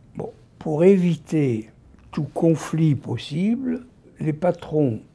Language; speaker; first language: French; native; French